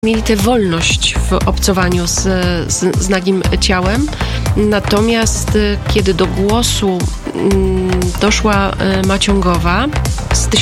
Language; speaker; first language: Polish; native; Polish